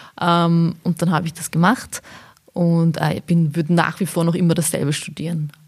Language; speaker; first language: German; early bilingual, other home language; Bosnian